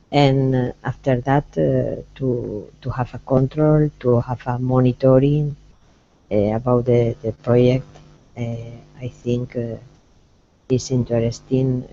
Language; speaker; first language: English; non-native, learner; Spanish